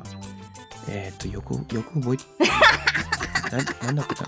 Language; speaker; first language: Japanese; non-native, fluent; English